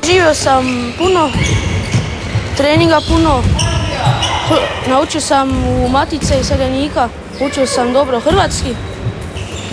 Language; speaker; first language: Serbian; early bilingual, heritage; English